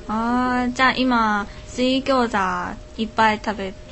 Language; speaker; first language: Japanese; non-native, learner; Chinese